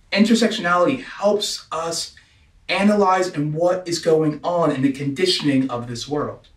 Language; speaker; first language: English; native; English